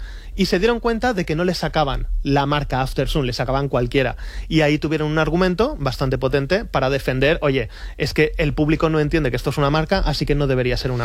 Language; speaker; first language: Spanish; native; Spanish